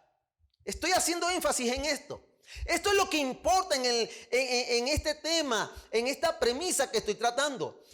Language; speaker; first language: Spanish; native; Spanish